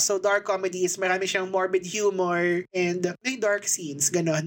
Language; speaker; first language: English; non-native, local second language; Filipino